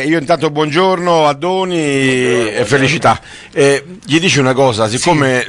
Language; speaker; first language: Italian; native; Italian